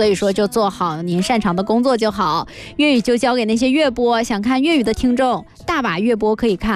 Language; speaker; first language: Chinese; native; Chinese